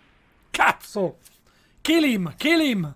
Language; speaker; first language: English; non-native, learner; Italian